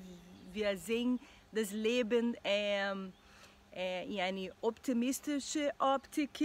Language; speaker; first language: German; non-native, learner; Portuguese